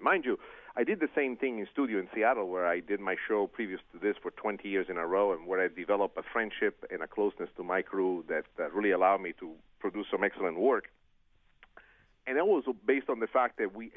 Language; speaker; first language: English; non-native, fluent; Italian